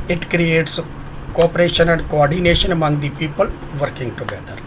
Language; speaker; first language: English; non-native, local second language; Punjabi